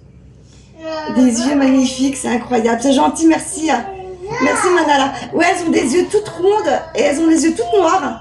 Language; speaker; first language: French; native; French